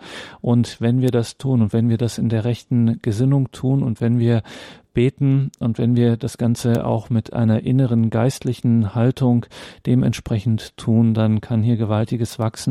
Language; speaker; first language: German; native; German